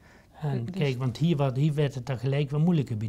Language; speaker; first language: Dutch; native; Dutch